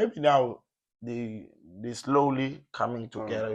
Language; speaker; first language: English; non-native, local second language; Zulu